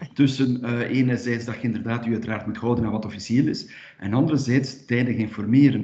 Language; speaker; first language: Dutch; native; Dutch